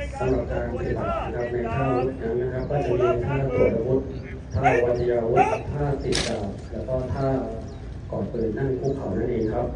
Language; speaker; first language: Thai; native; Thai